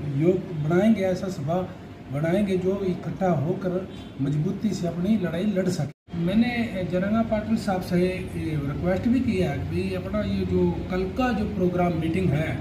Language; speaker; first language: Hindi; native; Hindi